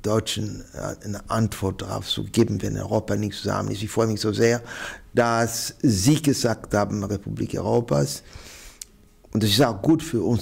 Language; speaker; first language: German; non-native, fluent; Arabic